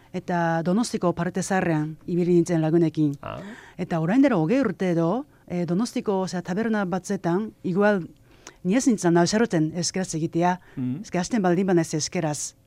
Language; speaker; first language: Basque; non-native, fluent; Japanese